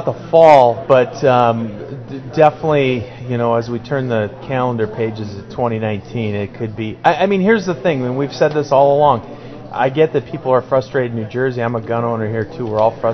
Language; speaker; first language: English; native; English